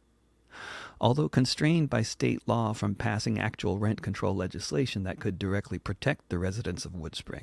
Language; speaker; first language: English; native; English